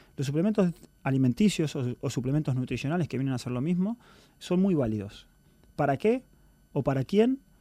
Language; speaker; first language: Spanish; native; Spanish